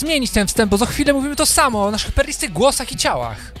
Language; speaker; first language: Polish; native; Polish